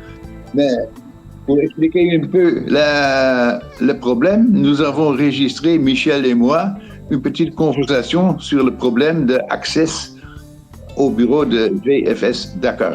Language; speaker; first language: French; non-native, fluent; Dutch